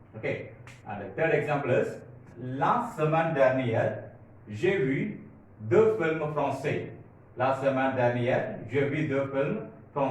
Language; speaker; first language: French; non-native, fluent; Tamil